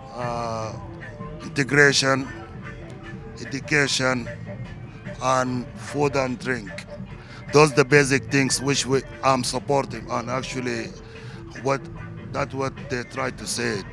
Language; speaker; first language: English; non-native, learner; Arabic